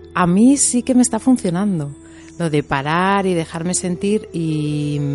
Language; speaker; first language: Spanish; native; Spanish